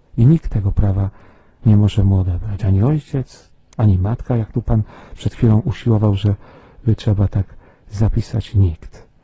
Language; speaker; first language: Polish; native; Polish